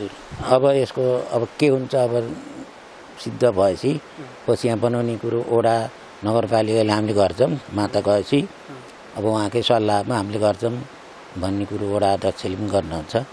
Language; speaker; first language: Nepali; native; Nepali